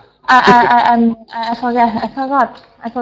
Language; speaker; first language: English; non-native, learner; Vietnamese